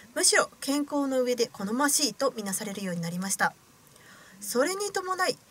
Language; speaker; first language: Japanese; native; Japanese